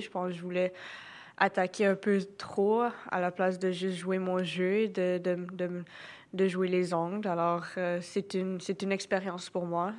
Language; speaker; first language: French; non-native, local second language; English